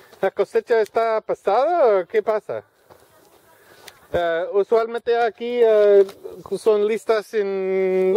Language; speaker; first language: Spanish; non-native, learner; English